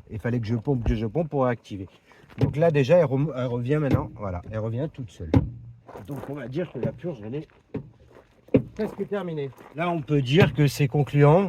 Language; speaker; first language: French; native; French